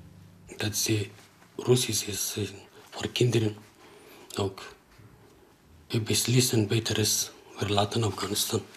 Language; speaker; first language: Dutch; non-native, learner; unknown